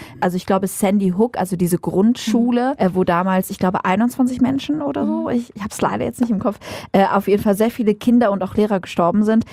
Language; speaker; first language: German; native; German